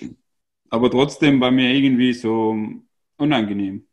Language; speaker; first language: German; non-native, fluent; Arabic